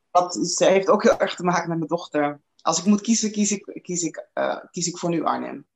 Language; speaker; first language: Dutch; non-native, fluent; English